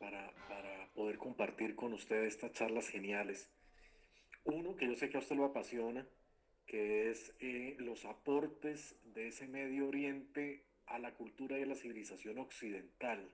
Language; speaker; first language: Spanish; native; Spanish